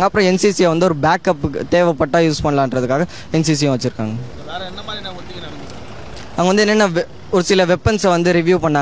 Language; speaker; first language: Tamil; native; Tamil